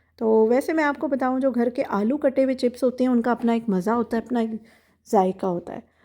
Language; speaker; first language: Urdu; native; Urdu